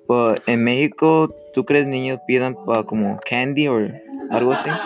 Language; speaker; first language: Spanish; early bilingual, heritage; Spanish